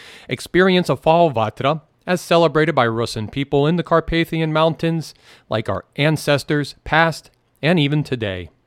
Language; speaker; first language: English; native; English